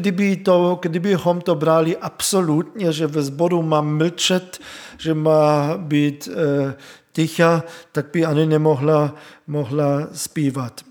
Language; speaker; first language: Czech; non-native, fluent; German